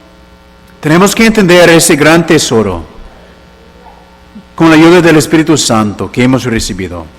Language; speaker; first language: Spanish; non-native, fluent; English